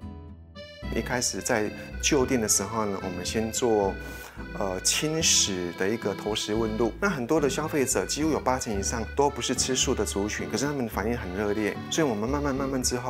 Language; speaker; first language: Chinese; native; Chinese